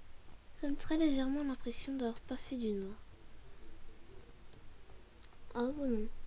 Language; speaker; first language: French; native; French